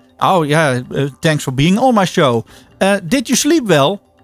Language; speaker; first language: English; non-native, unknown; Dutch